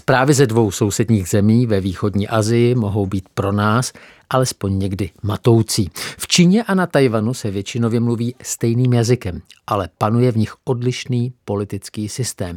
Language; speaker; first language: Czech; native; Czech